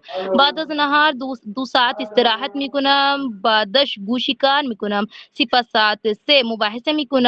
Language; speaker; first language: Persian; non-native, learner; Urdu